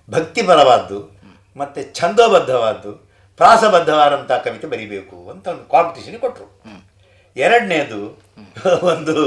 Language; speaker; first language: Kannada; non-native, local second language; Tulu